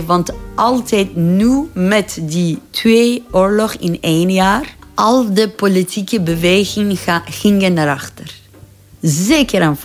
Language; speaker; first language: Dutch; non-native, fluent; Persian